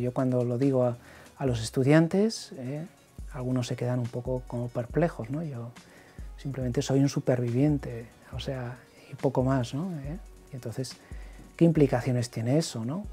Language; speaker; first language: Spanish; native; Spanish